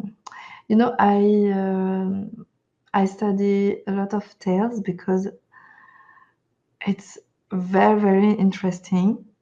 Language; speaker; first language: English; non-native, fluent; French